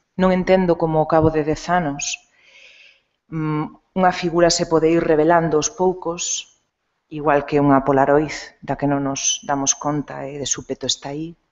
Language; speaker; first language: Galician; non-native, local second language; Spanish